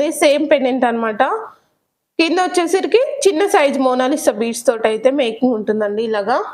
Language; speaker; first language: Telugu; native; Telugu